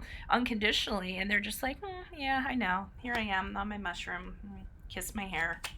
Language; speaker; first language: English; native; English